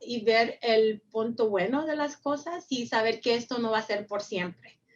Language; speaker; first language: Spanish; early bilingual, heritage; Spanish